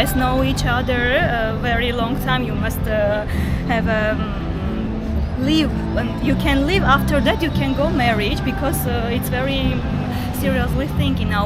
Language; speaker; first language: English; non-native, learner; Armenian